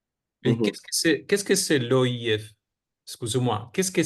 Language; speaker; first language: French; non-native, fluent; Spanish